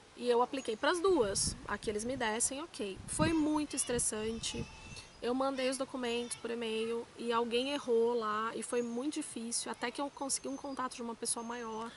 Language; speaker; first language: Portuguese; native; Portuguese